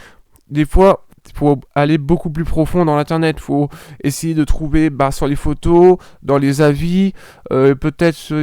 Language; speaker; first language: French; native; French